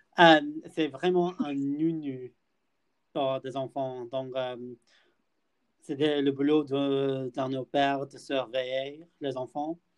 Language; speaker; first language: French; non-native, learner; English